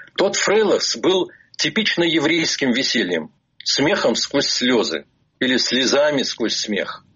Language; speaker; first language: Russian; native; Russian